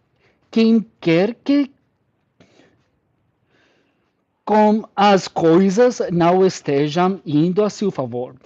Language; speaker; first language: Portuguese; non-native, learner; English